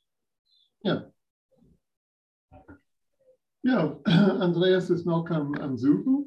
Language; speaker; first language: German; non-native, fluent; English